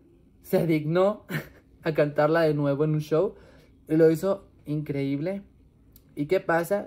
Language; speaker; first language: Spanish; native; Spanish